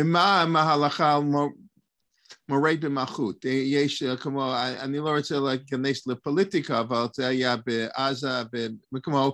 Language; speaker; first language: Hebrew; non-native, learner; English